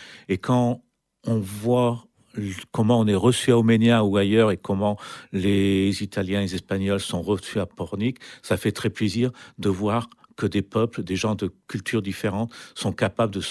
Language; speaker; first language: French; native; French